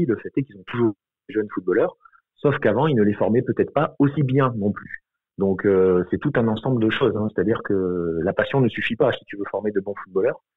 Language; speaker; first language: French; native; French